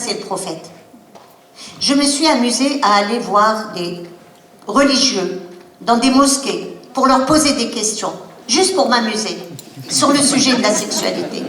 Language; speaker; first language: French; non-native, local second language; Arabic